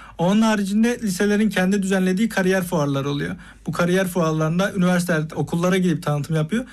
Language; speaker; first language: Turkish; native; Turkish